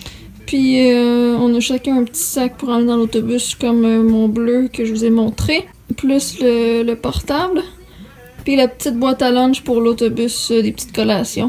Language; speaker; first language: French; native; French